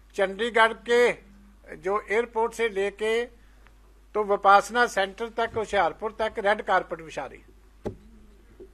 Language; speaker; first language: Hindi; non-native, local second language; Punjabi